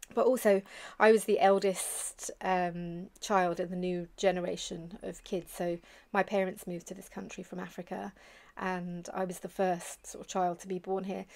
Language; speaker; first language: English; native; English